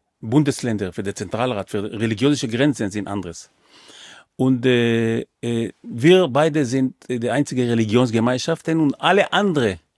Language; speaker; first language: German; non-native, fluent; Hebrew